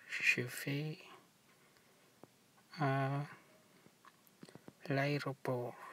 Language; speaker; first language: French; non-native, learner; English